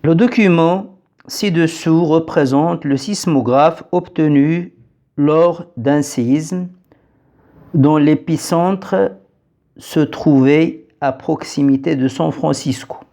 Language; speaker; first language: French; non-native, local second language; Arabic